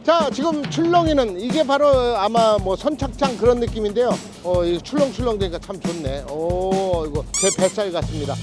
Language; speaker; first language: Korean; native; Korean